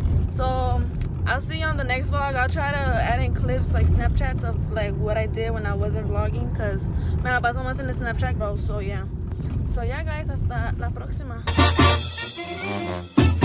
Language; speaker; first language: English; early bilingual, other home language; Spanish